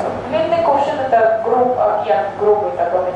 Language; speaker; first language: Russian; native; Russian